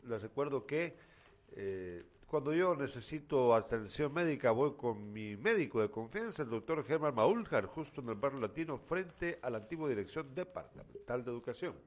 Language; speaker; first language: Spanish; native; Spanish